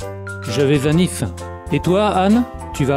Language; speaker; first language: French; non-native, learner; Azerbaijani